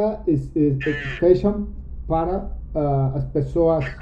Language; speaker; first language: Portuguese; non-native, learner; Spanish